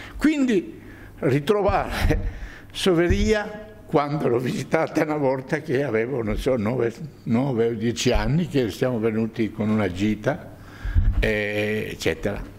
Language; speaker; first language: Italian; native; Italian